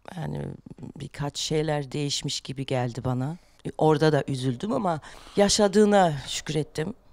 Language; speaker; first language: Turkish; non-native, fluent; German